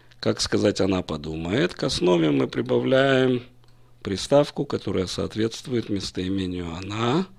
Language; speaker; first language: Russian; native; Russian